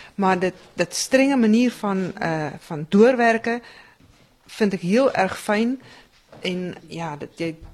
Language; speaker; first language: Dutch; non-native, fluent; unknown